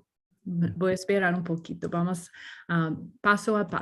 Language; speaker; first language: Spanish; non-native, learner; English